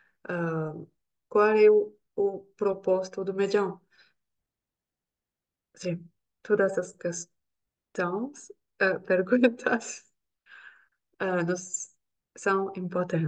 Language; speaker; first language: Portuguese; non-native, learner; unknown